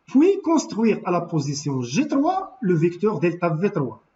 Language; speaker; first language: French; non-native, local second language; Arabic